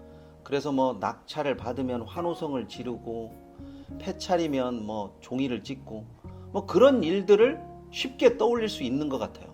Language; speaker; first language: Korean; native; Korean